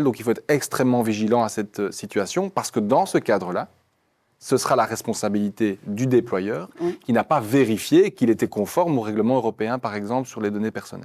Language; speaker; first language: French; native; French